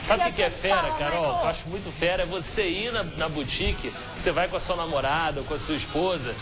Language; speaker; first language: Portuguese; native; Portuguese